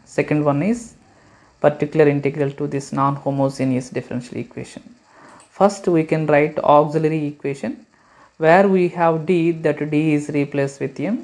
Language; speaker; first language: English; non-native, local second language; Telugu